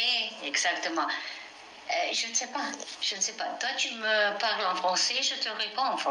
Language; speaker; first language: French; non-native, fluent; Spanish